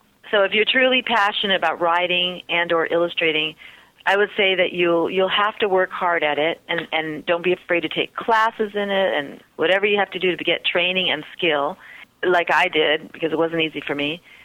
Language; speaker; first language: English; early bilingual, other home language; Spanish